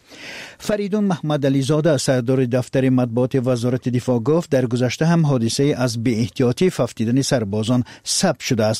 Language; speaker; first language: Persian; native; Persian